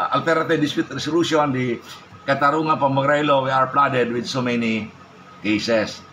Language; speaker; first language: English; non-native, local second language; Cebuano